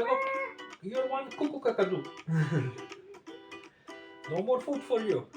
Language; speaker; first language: English; non-native, learner; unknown